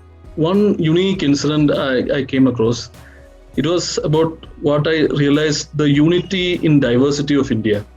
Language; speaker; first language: English; non-native, local second language; Malayalam